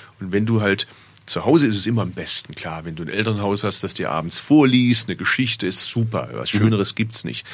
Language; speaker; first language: German; early bilingual, other home language; Turkish